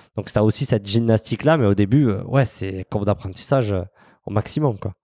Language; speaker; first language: French; native; French